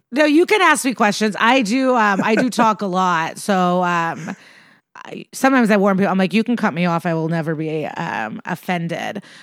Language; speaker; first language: English; early bilingual, other home language; Russian